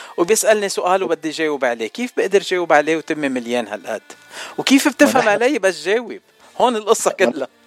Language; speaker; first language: Arabic; native; Arabic